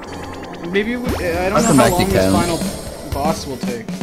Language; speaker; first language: English; native; English